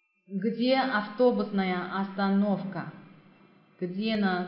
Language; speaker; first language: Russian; non-native, fluent; Chinese